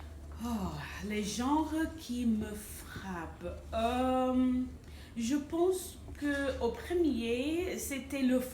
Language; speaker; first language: French; non-native, fluent; English